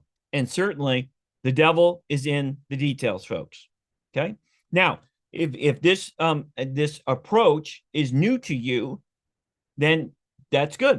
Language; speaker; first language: English; native; English